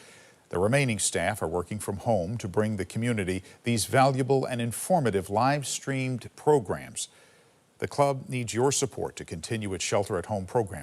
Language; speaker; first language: English; native; English